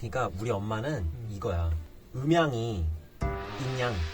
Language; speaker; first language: Korean; native; Korean